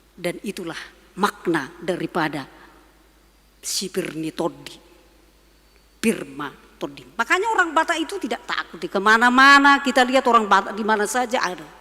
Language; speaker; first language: Indonesian; non-native, local second language; Batak Toba